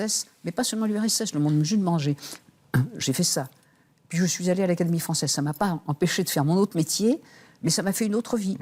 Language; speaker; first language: French; native; French